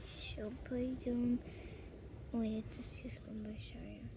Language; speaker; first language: Russian; early bilingual, heritage; Russian